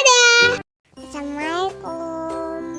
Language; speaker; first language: Indonesian; native; Indonesian